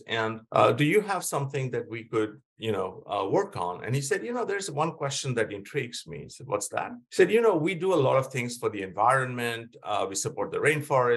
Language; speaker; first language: English; non-native, local second language; Bangla